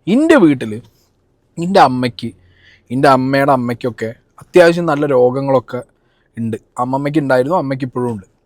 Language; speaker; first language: Malayalam; native; Malayalam